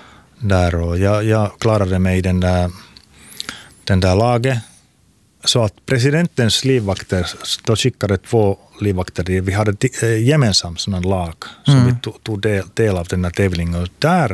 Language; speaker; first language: Swedish; non-native, local second language; Finnish